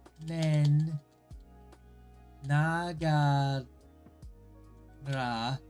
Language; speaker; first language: Japanese; non-native, learner; English